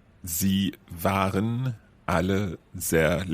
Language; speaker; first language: German; non-native, fluent; English